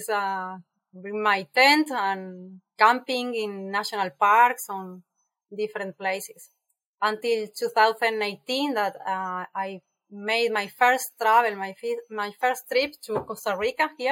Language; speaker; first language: English; non-native, fluent; Spanish